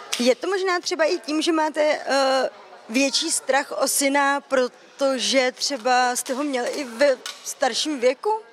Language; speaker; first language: Czech; native; Czech